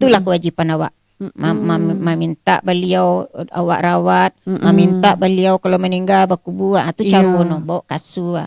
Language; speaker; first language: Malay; non-native, local second language; Minangkabau